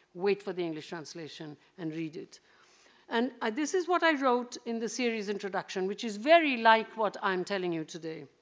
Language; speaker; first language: English; non-native, local second language; Bangla